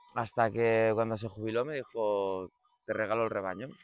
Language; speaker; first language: Spanish; native; Spanish